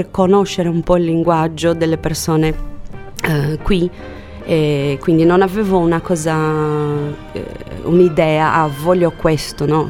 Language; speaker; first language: Italian; non-native, fluent; Portuguese